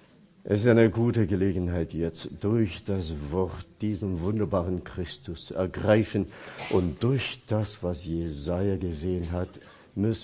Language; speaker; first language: German; non-native, fluent; Chinese